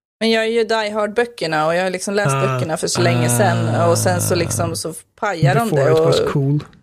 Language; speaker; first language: Swedish; native; Swedish